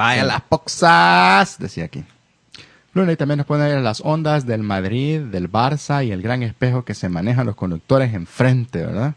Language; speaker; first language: Spanish; native; Spanish